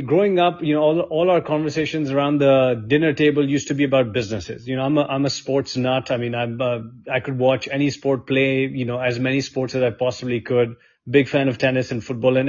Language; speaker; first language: English; non-native, local second language; Hindi